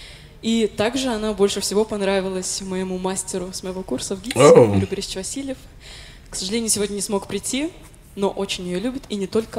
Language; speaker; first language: Russian; native; Russian